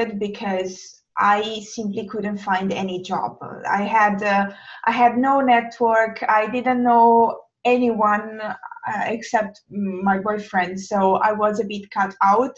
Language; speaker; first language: English; non-native, fluent; Italian